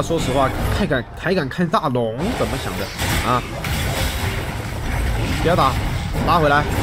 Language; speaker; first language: Chinese; native; Chinese